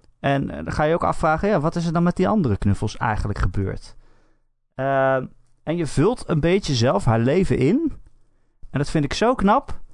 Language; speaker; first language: Dutch; native; Dutch